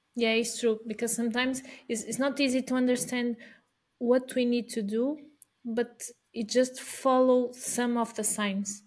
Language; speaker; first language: English; non-native, fluent; Portuguese